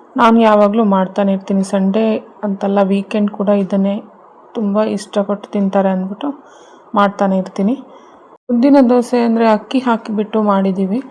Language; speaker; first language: Kannada; native; Kannada